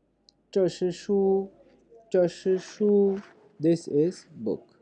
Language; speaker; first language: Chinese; non-native, fluent; Urdu